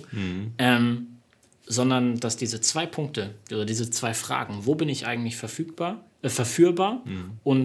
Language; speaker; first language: German; native; German